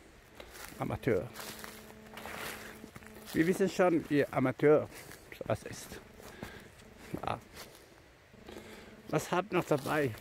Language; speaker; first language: German; non-native, fluent; Albanian